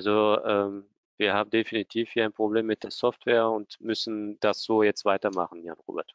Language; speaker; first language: German; native; German